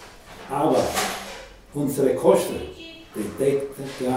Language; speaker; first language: German; non-native, learner; Italian